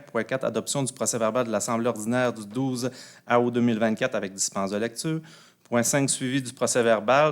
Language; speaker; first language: French; native; French